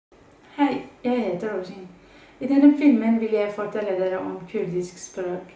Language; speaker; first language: Norwegian; non-native, fluent; Kurdish